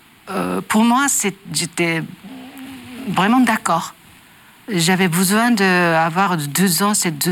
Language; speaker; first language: French; non-native, learner; Japanese